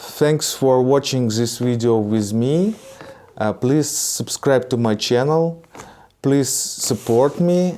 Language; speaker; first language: English; non-native, learner; Russian